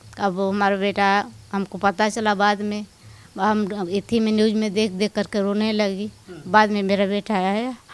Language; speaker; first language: Hindi; native; Hindi